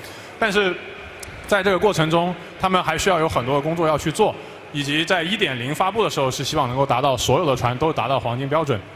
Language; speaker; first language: Chinese; native; Chinese